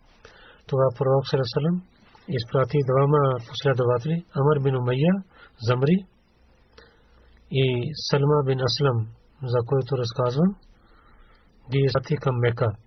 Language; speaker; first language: Bulgarian; non-native, learner; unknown